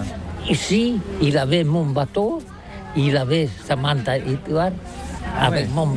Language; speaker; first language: French; non-native, learner; Catalan